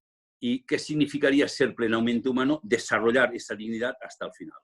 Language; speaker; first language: Spanish; native; Spanish